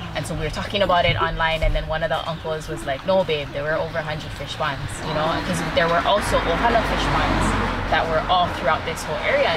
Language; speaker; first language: English; native; English